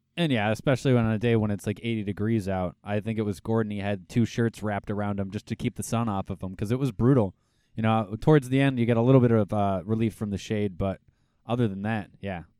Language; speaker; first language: English; native; English